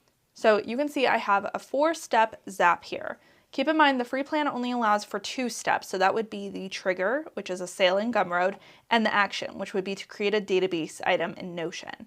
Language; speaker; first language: English; native; English